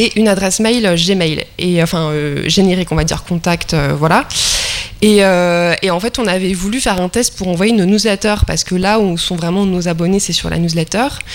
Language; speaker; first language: French; native; French